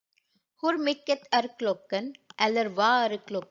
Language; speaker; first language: Swedish; non-native, learner; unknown